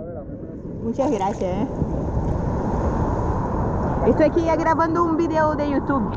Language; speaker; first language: Spanish; non-native, fluent; Portuguese